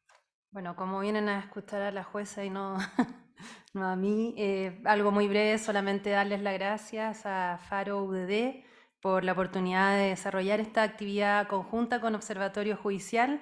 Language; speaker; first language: Spanish; native; Spanish